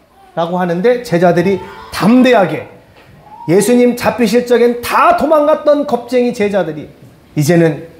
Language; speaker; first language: Korean; native; Korean